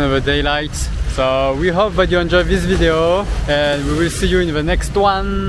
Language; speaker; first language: English; non-native, fluent; French